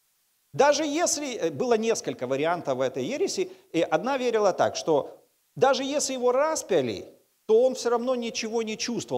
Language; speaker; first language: Russian; native; Russian